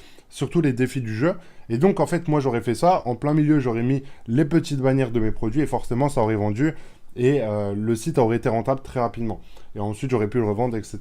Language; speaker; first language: French; native; French